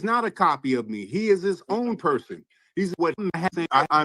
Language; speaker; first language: English; native; English